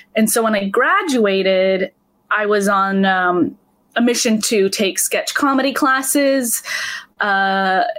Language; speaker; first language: English; native; English